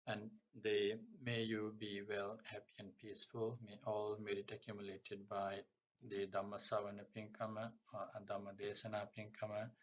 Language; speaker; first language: English; non-native, local second language; Sinhala